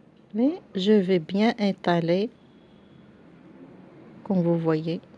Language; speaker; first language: French; non-native, local second language; Arabic